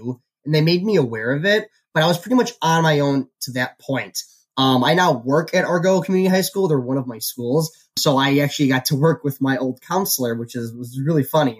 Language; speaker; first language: English; native; English